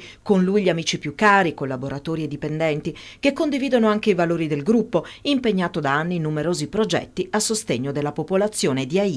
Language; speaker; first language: Italian; native; Italian